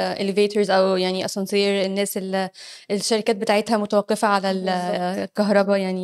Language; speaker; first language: Arabic; native; Arabic